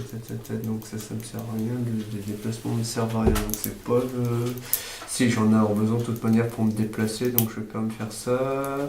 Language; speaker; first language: French; native; French